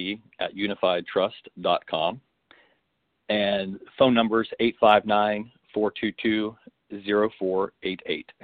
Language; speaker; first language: English; native; English